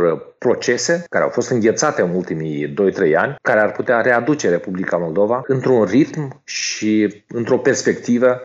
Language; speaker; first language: Romanian; native; Romanian